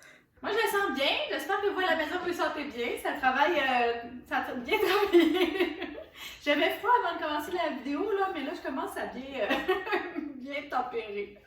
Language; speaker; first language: French; native; French